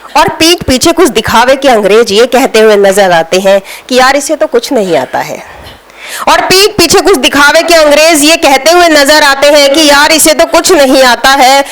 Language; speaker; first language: Hindi; native; Hindi